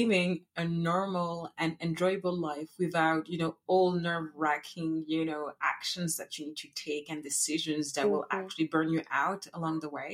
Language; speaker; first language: English; non-native, fluent; French